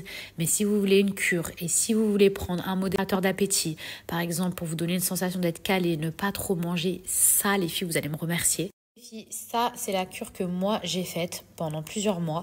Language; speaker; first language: French; native; French